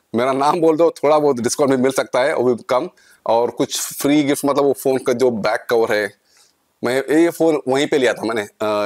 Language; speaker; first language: Hindi; non-native, local second language; Kannada